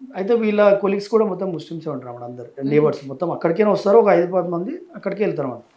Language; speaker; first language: Telugu; native; Telugu